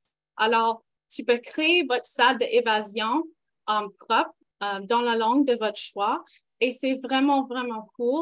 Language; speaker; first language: French; non-native, local second language; English